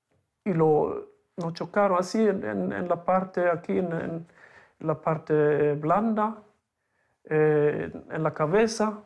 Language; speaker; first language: Spanish; non-native, local second language; German